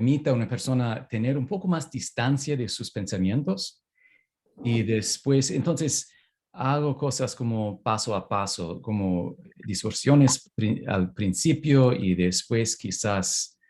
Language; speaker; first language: Spanish; non-native, fluent; English